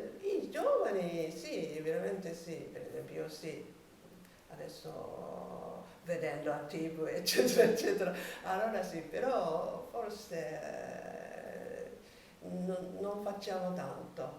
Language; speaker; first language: Italian; non-native, learner; Japanese